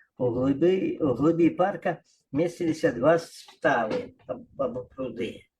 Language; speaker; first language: Belarusian; non-native, local second language; Russian